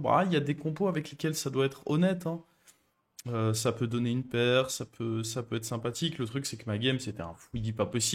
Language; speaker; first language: French; native; French